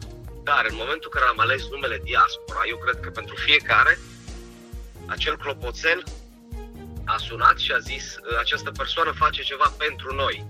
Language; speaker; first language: Romanian; native; Romanian